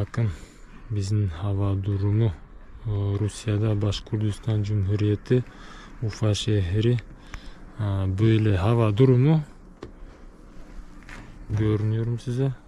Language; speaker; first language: Turkish; non-native, learner; Bashkir